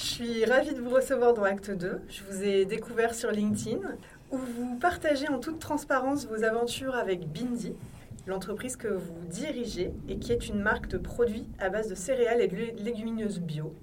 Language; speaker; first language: French; native; French